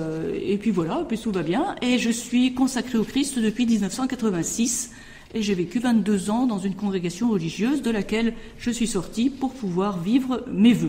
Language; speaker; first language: French; native; French